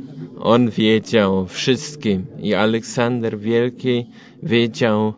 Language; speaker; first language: Polish; non-native, learner; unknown